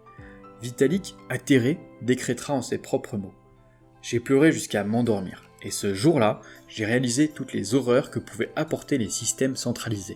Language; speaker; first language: French; native; French